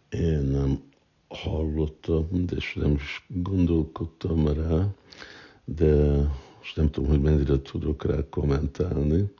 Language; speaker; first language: Hungarian; non-native, fluent; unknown